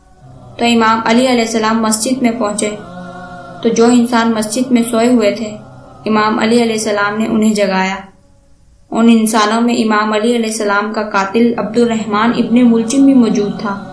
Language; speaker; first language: Urdu; native; Urdu